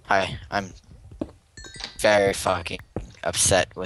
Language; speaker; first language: English; native; English